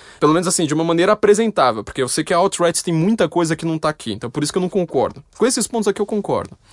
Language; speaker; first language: Portuguese; native; Portuguese